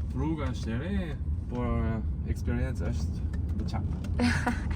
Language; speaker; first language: Albanian; non-native, learner; German